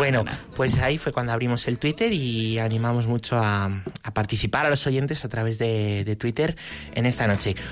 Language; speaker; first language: Spanish; native; Spanish